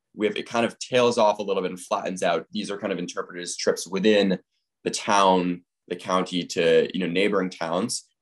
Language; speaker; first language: English; native; English